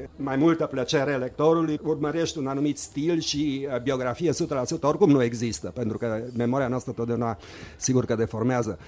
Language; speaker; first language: Romanian; non-native, local second language; German